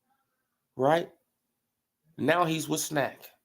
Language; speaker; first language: English; native; English